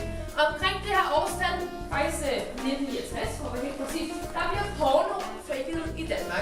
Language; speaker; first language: Danish; native; Danish